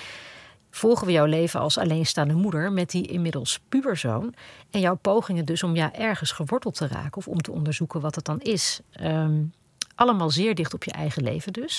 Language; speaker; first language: Dutch; native; Dutch